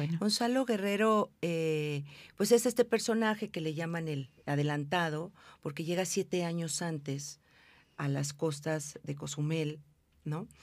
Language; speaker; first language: Spanish; native; Spanish